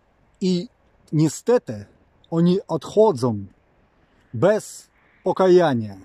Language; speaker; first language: Polish; non-native, fluent; Ukrainian